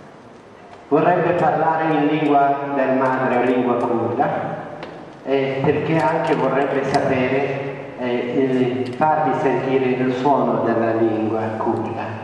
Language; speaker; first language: Italian; non-native, fluent; Central Kurdish